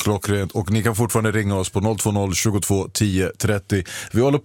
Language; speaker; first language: Swedish; native; Swedish